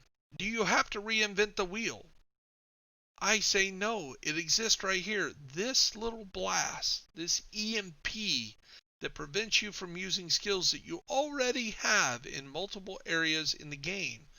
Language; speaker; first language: English; native; English